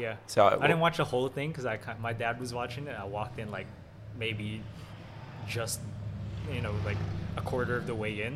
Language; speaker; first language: English; early bilingual, other home language; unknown